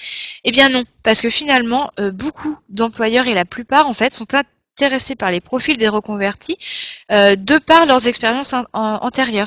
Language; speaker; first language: French; native; French